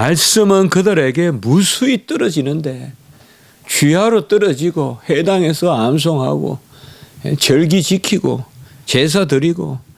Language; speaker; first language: Korean; native; Korean